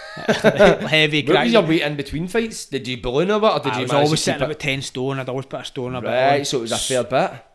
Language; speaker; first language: English; native; English